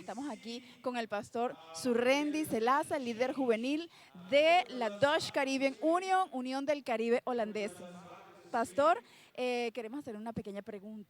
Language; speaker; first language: Spanish; native; Spanish